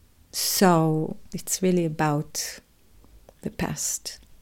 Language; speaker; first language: English; non-native, fluent; Hebrew